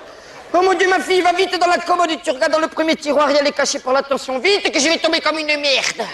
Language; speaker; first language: French; native; French